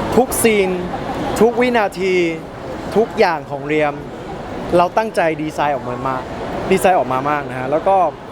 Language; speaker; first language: Thai; early bilingual, heritage; Thai